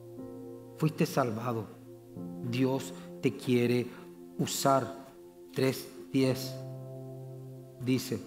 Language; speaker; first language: Spanish; native; Spanish